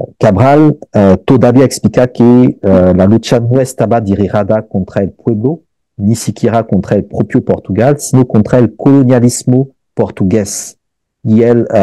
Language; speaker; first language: Spanish; non-native, fluent; French